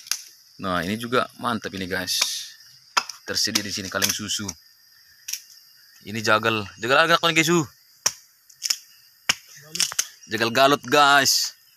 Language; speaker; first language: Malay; non-native, local second language; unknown